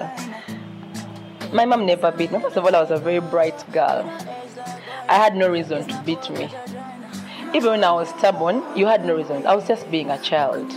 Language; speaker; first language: English; non-native, local second language; Ganda